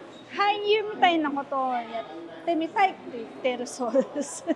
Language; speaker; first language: Japanese; non-native, fluent; Filipino